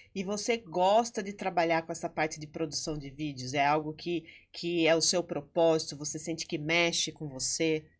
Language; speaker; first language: Portuguese; native; Portuguese